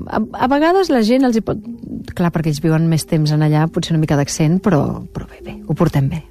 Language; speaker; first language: Catalan; non-native, local second language; Spanish